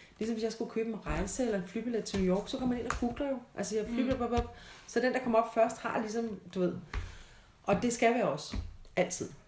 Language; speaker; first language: Danish; native; Danish